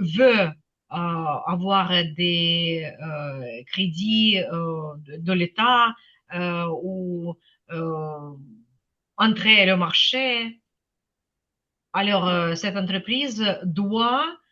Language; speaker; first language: French; non-native, fluent; Ukrainian